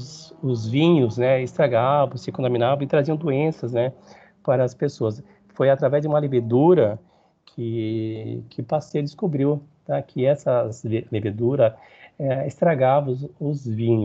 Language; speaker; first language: Portuguese; native; Portuguese